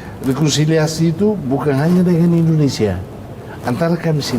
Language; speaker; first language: Indonesian; non-native, fluent; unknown